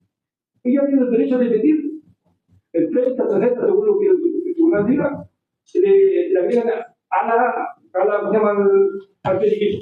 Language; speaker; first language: Spanish; native; Spanish